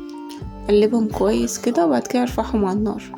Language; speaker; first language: Arabic; native; Arabic